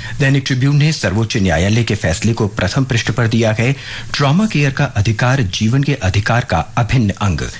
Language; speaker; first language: Hindi; native; Hindi